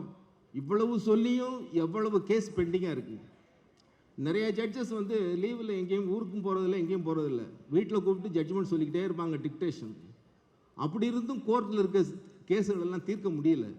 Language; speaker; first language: Tamil; native; Tamil